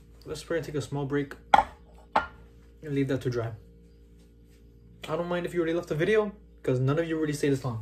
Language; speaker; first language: English; early bilingual, other home language; Spanish